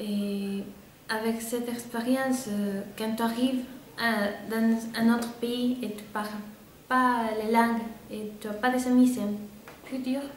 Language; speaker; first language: French; non-native, fluent; Spanish